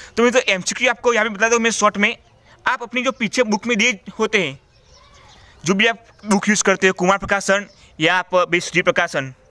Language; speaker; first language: Hindi; non-native, local second language; Gujarati